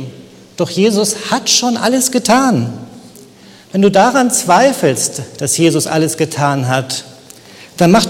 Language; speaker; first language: German; native; German